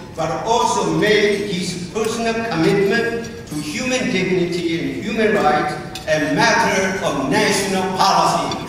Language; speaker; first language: English; non-native, fluent; Min Nan Chinese